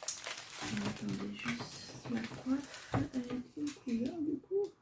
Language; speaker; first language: French; native; French